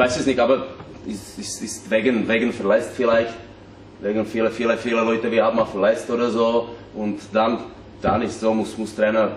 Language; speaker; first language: German; non-native, learner; Czech